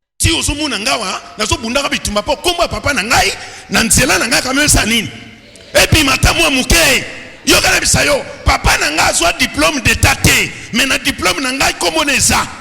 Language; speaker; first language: Lingala; native; Lingala